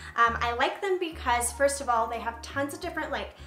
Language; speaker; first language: English; native; English